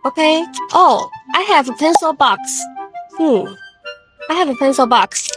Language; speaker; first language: English; non-native, learner; Chinese